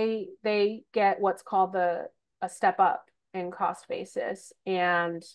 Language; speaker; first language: English; native; English